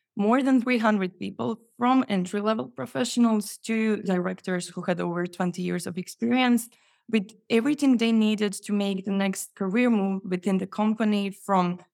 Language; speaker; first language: English; non-native, fluent; Croatian